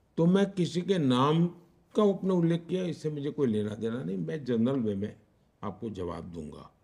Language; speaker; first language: Hindi; non-native, local second language; Gujarati